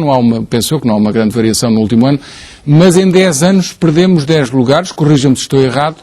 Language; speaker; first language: Portuguese; native; Portuguese